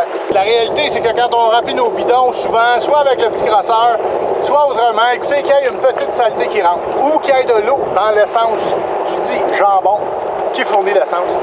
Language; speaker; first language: French; native; French